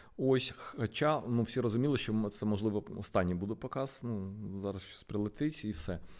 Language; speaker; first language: Ukrainian; non-native, local second language; Russian